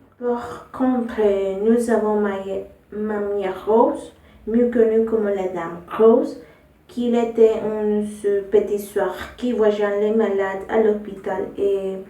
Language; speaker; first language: French; non-native, learner; Spanish